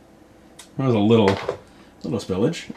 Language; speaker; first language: English; native; English